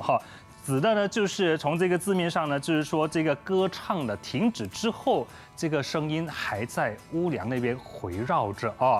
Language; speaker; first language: Chinese; native; Chinese